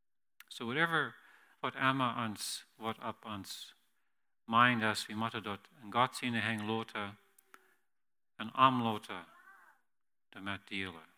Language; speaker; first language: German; non-native, learner; Plautdietsch